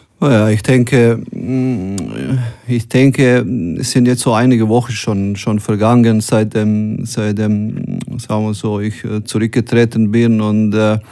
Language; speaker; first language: German; non-native, fluent; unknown